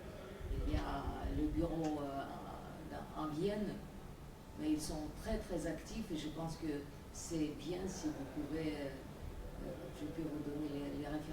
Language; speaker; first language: French; non-native, fluent; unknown